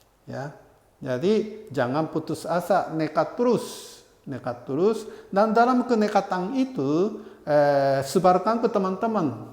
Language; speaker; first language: Indonesian; non-native, fluent; Japanese